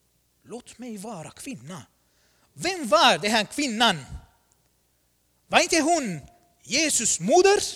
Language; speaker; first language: Swedish; non-native, fluent; Armenian